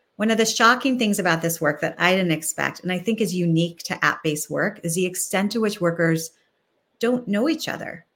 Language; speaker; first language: English; native; English